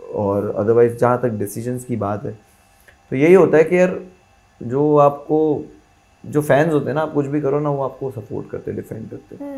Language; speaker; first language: Hindi; non-native, local second language; Gujarati